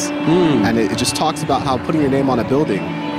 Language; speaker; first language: English; native; English